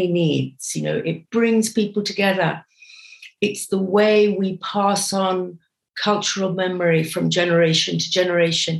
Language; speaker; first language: English; native; English